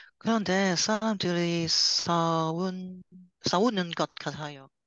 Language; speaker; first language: Korean; non-native, learner; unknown